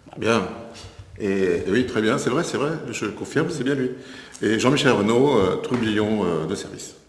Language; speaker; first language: French; native; French